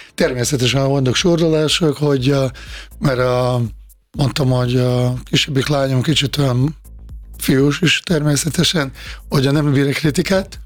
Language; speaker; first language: Hungarian; non-native, fluent; Bosnian